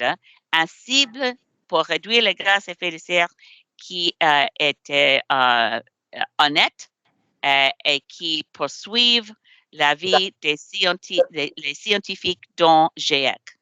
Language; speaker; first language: French; non-native, learner; English